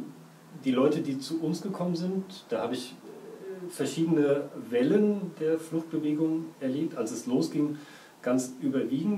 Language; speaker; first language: German; native; German